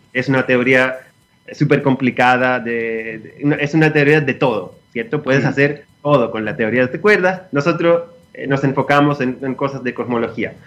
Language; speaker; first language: Spanish; non-native, fluent; Greek